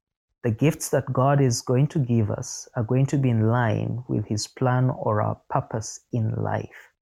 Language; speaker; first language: English; non-native, local second language; Ganda